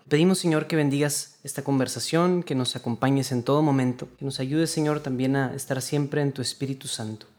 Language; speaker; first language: Spanish; native; Spanish